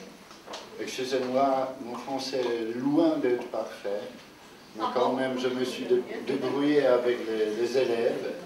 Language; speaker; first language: French; non-native, fluent; Polish